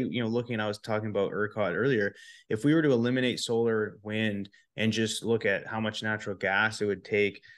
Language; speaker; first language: English; native; English